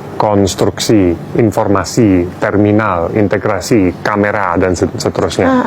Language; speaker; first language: Indonesian; non-native, fluent; English